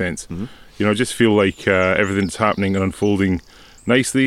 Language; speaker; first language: English; native; English